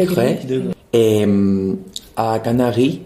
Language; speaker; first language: French; non-native, learner; Spanish